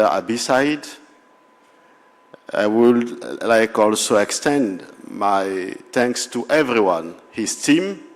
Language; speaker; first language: English; non-native, fluent; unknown